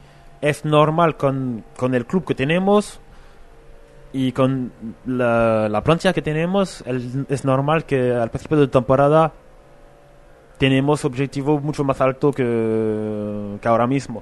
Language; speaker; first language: Spanish; non-native, fluent; French